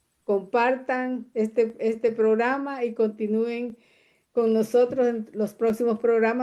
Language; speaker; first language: Spanish; native; Spanish